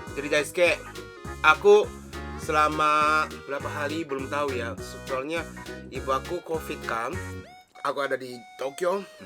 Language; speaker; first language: Indonesian; non-native, fluent; Japanese